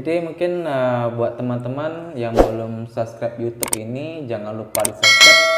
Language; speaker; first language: Indonesian; native; Indonesian